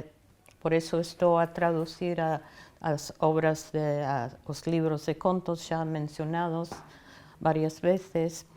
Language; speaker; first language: Galician; non-native, fluent; English